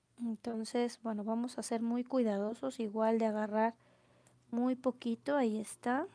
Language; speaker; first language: Spanish; native; Spanish